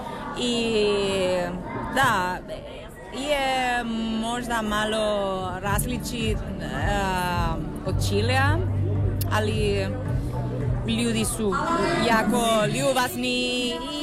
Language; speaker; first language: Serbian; non-native, learner; Spanish